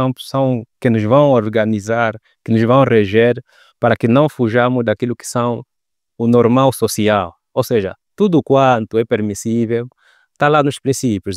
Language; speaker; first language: Portuguese; native; Portuguese